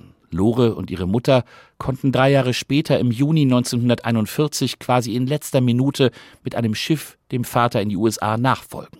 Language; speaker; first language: German; native; German